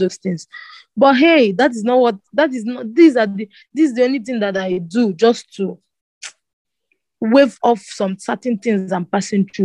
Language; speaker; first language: English; non-native, local second language; Igbo